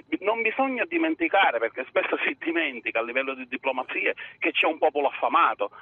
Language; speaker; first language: Italian; native; Italian